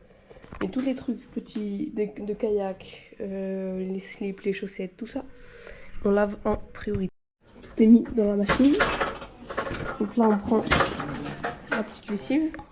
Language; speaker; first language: French; native; French